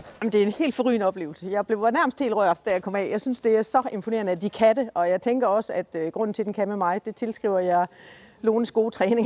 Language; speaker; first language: Danish; native; Danish